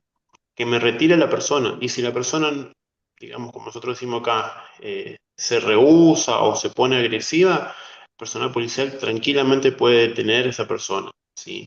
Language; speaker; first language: Spanish; native; Spanish